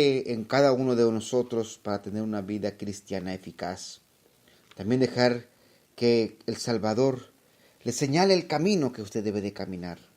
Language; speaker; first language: Spanish; native; Spanish